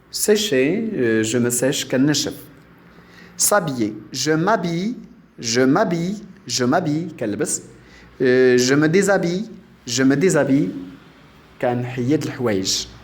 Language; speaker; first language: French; non-native, local second language; Arabic